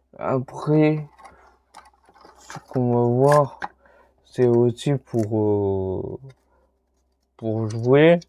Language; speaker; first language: French; native; French